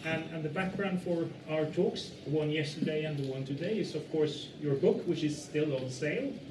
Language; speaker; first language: English; non-native, fluent; Norwegian